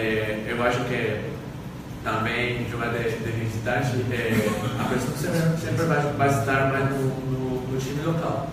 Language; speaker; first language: Portuguese; non-native, fluent; Spanish